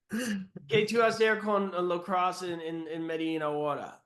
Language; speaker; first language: Spanish; non-native, learner; English